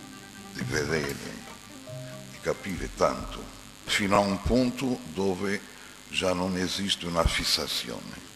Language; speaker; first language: Italian; non-native, fluent; Portuguese